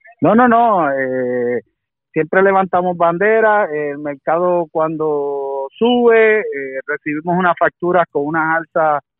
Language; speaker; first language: Spanish; native; Spanish